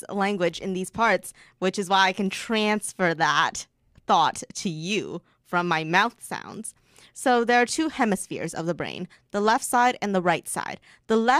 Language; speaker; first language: English; early bilingual, other home language; Chinese